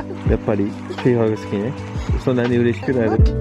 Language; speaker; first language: Japanese; non-native, learner; French